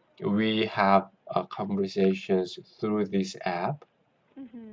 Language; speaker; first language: English; non-native, learner; Korean